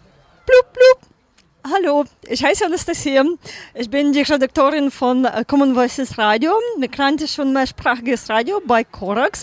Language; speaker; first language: German; non-native, learner; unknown